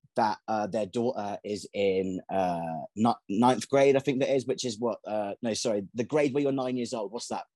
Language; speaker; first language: English; native; English